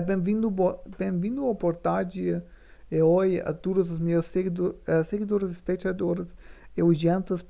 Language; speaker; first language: Portuguese; non-native, learner; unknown